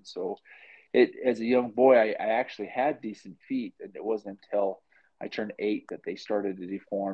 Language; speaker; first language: English; native; English